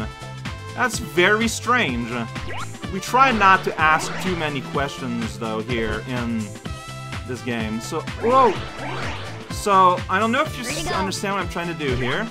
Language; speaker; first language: English; native; English